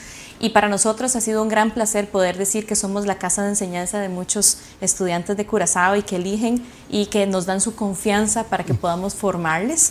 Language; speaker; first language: Spanish; native; Spanish